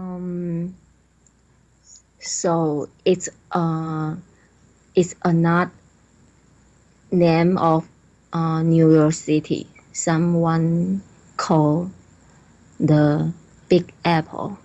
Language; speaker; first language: English; non-native, learner; Chinese